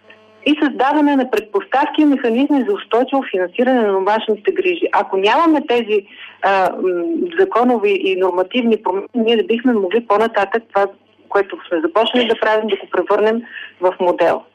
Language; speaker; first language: Bulgarian; native; Bulgarian